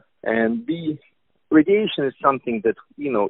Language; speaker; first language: English; non-native, fluent; Russian